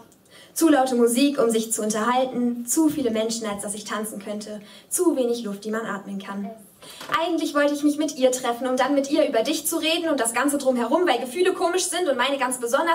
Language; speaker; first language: German; native; German